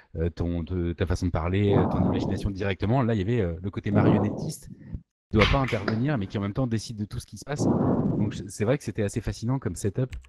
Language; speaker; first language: French; native; French